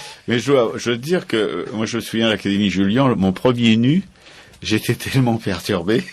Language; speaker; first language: French; native; French